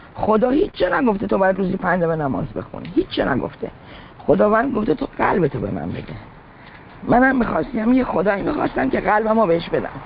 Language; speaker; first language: Persian; early bilingual, heritage; Persian